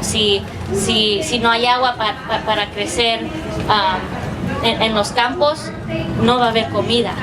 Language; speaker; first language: Spanish; early bilingual, heritage; English